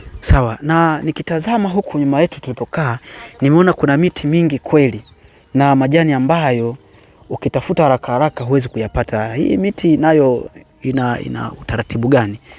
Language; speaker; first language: Swahili; native; Swahili